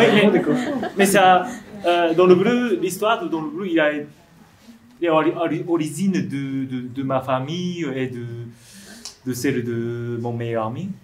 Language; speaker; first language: French; non-native, learner; Japanese